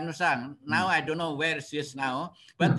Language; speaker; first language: English; non-native, learner; Indonesian